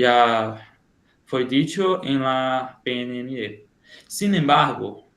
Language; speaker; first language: Spanish; non-native, learner; Portuguese